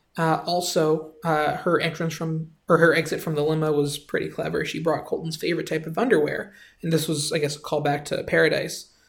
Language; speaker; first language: English; native; English